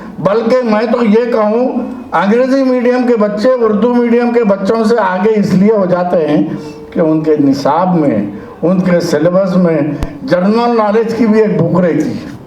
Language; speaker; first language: Urdu; native; Urdu